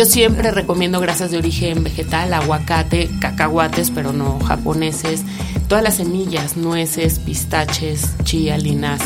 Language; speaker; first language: Spanish; native; Spanish